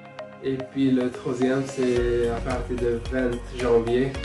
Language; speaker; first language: French; non-native, fluent; Hungarian